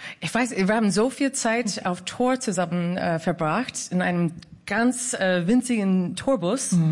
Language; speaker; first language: German; non-native, fluent; English